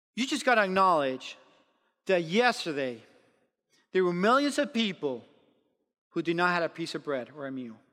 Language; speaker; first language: English; non-native, fluent; Spanish